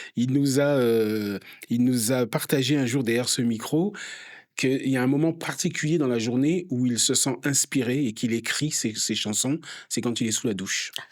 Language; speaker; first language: French; native; French